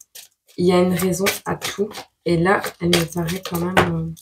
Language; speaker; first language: French; native; French